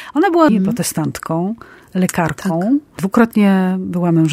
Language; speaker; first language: Polish; native; Polish